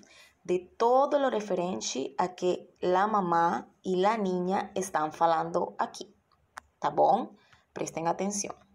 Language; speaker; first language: Spanish; non-native, fluent; Portuguese